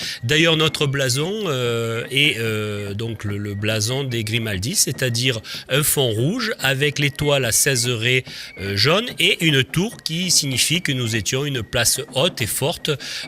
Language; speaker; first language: French; native; French